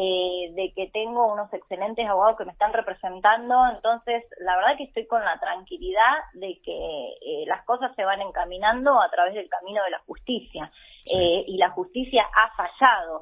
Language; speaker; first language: Spanish; native; Spanish